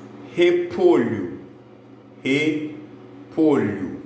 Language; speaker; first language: Portuguese; non-native, fluent; Haitian Creole